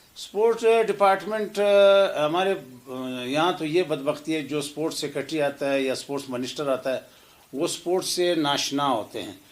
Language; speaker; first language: Urdu; non-native, local second language; Pashto